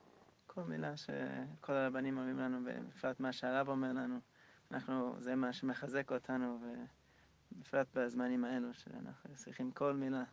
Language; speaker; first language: Hebrew; non-native, fluent; English